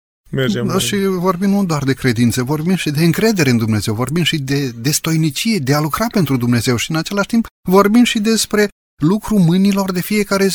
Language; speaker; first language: Romanian; native; Romanian